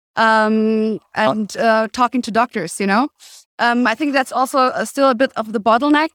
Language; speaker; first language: English; non-native, fluent; German